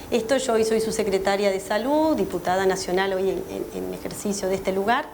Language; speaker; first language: Spanish; native; Spanish